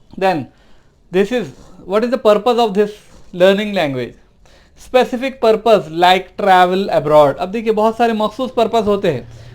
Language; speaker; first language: Hindi; non-native, local second language; Urdu